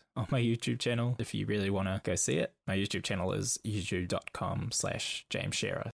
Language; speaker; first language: English; native; English